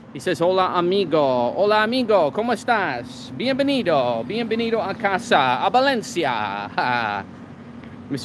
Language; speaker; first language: Spanish; non-native, learner; English